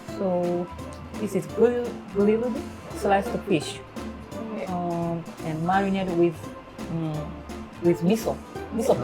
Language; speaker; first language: English; non-native, learner; Japanese